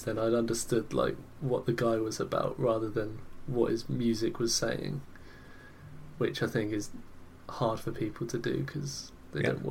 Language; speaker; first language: English; native; English